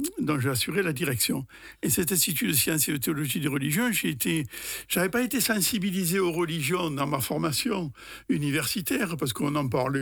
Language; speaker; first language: French; native; French